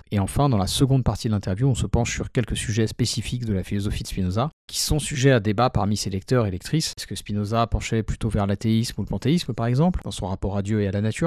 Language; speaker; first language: French; native; French